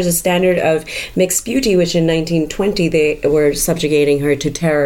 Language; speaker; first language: English; non-native, local second language; Urdu